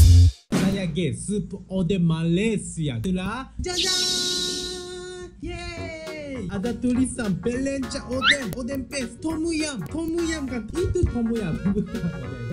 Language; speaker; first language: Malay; non-native, learner; Japanese